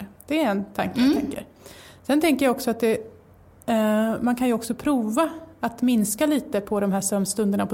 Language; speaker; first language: Swedish; native; Swedish